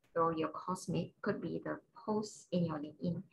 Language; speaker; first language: English; non-native, local second language; Cantonese